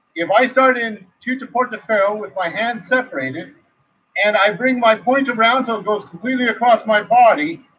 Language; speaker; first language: English; native; English